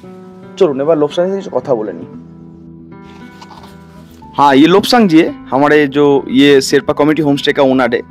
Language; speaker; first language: Hindi; non-native, local second language; Bangla